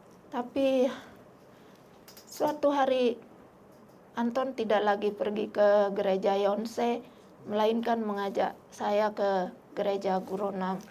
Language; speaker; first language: Indonesian; non-native, local second language; Sasak